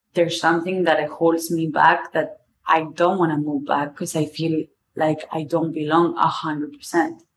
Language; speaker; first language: English; non-native, fluent; Spanish